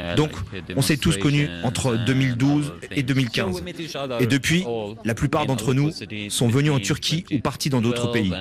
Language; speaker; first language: French; non-native, fluent; Arabic